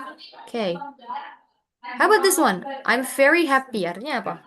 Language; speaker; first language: English; non-native, fluent; Indonesian